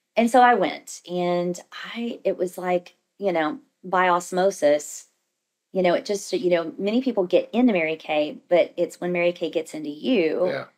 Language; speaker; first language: English; native; English